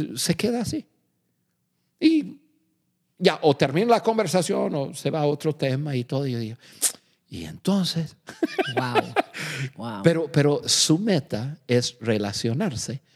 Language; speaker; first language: Spanish; non-native, fluent; English